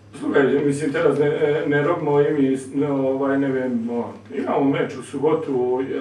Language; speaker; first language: Polish; non-native, learner; Serbian